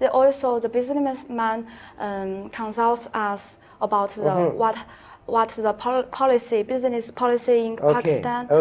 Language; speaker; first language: English; non-native, learner; Chinese